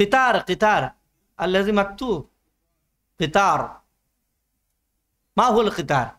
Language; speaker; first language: Arabic; non-native, learner; Urdu